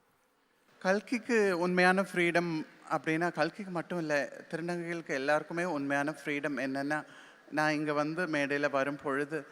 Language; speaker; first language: Tamil; native; Tamil